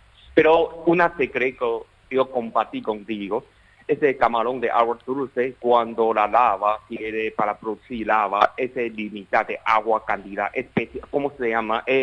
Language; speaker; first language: Spanish; non-native, learner; Chinese